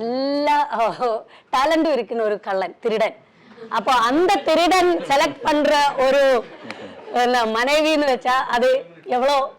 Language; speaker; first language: Tamil; non-native, learner; Malayalam